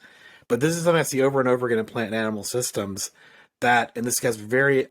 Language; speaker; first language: English; native; English